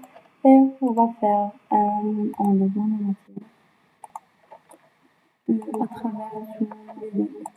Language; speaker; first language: French; non-native, local second language; Arabic